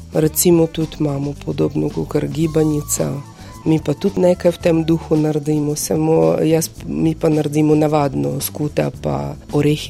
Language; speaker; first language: Slovenian; non-native, fluent; Ukrainian